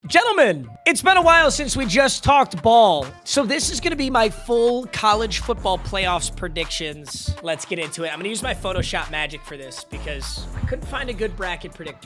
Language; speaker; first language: English; native; English